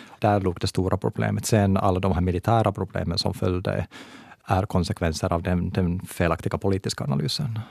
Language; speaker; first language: Swedish; native; Swedish